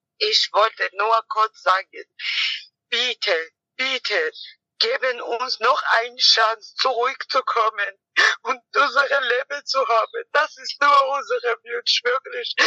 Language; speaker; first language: German; non-native, learner; Georgian